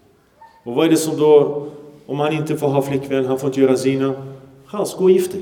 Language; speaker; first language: Swedish; early bilingual, other home language; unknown